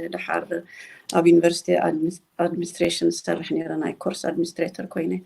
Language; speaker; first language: Tigrinya; native; Tigrinya